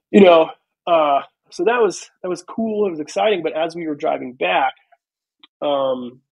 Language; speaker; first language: English; native; English